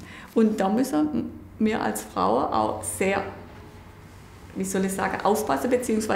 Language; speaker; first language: German; native; German